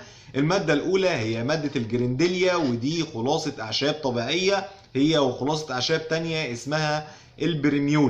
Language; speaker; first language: Arabic; native; Arabic